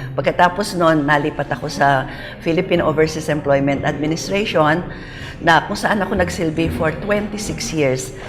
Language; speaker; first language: Filipino; non-native, local second language; Pampanga